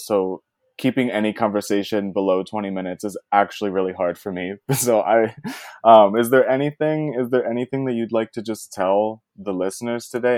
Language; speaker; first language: English; native; English